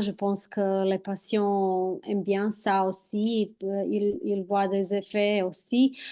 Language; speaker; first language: French; non-native, fluent; Croatian